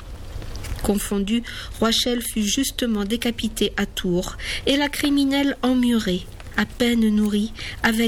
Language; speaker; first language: French; native; French